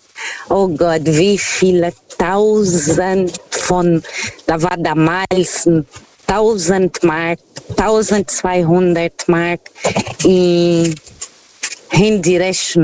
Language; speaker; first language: German; non-native, fluent; Portuguese